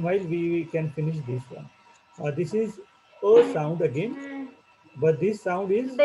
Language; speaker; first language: English; non-native, local second language; Marathi